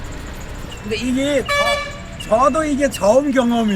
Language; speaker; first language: Korean; non-native, fluent; Nepali